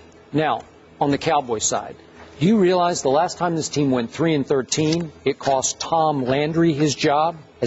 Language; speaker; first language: English; native; English